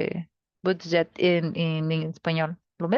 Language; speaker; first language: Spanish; non-native, learner; Portuguese